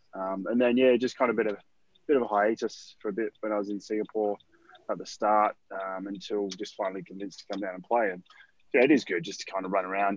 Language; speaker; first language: English; native; English